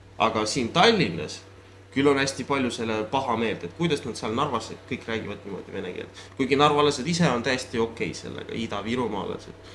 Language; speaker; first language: Estonian; non-native, local second language; Russian